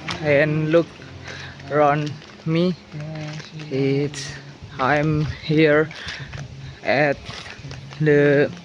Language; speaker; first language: English; non-native, learner; Indonesian